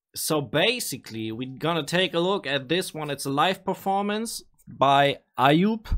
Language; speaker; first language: English; non-native, fluent; German